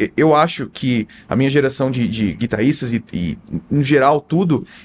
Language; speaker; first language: Portuguese; native; Portuguese